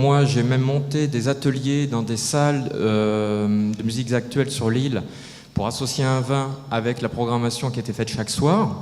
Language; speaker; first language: French; native; French